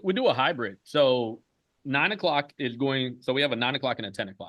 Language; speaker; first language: English; native; English